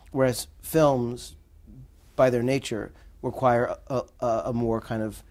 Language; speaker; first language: English; native; English